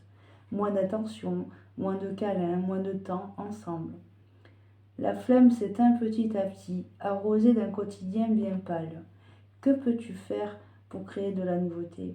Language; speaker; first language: French; native; French